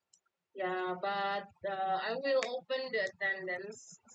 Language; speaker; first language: English; non-native, fluent; Indonesian